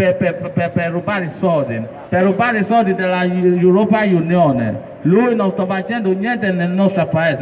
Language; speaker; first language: Italian; non-native, learner; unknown